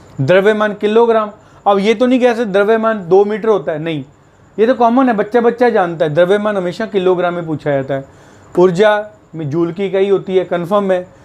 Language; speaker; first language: Hindi; native; Hindi